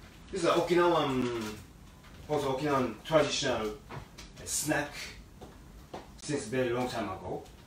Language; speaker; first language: English; non-native, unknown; Japanese